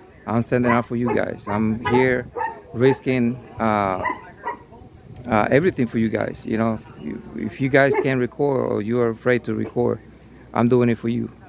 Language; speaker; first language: English; non-native, fluent; Spanish